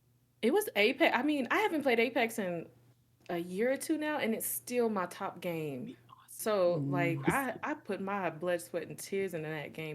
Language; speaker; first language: English; native; English